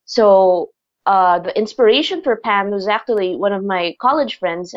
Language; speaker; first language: English; non-native, local second language; Filipino